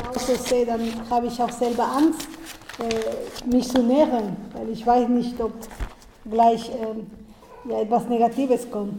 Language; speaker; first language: German; non-native, fluent; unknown